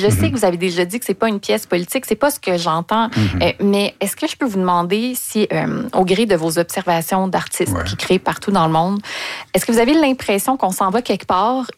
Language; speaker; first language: French; native; French